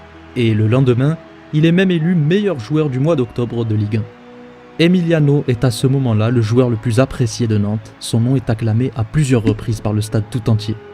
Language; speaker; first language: French; native; French